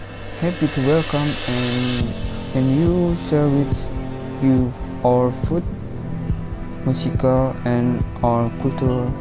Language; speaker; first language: English; non-native, learner; Indonesian